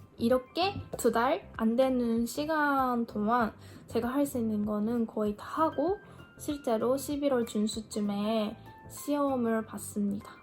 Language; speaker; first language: Korean; non-native, fluent; Japanese